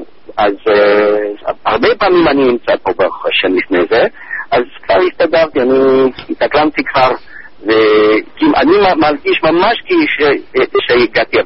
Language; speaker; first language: Hebrew; non-native, fluent; English